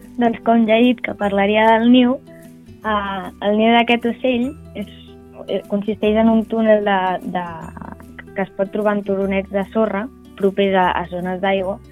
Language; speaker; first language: Catalan; native; Catalan